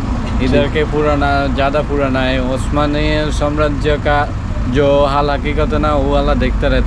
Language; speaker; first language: Hindi; non-native, learner; Bangla